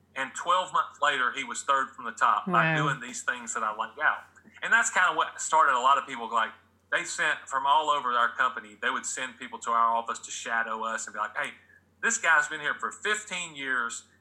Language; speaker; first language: English; native; English